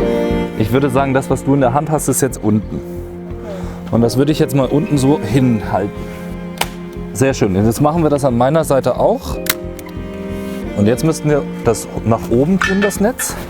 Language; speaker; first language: German; native; German